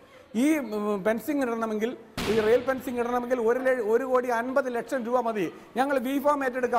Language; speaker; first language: Malayalam; native; Malayalam